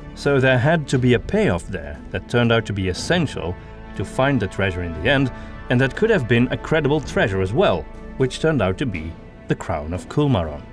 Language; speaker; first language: English; non-native, fluent; Dutch